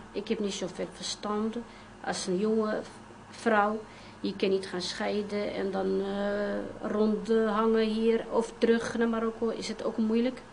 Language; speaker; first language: Dutch; non-native, fluent; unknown